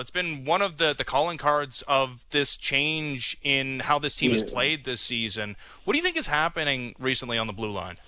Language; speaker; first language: English; native; English